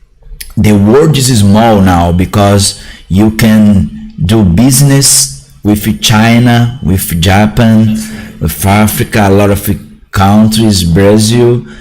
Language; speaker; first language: English; non-native, learner; Portuguese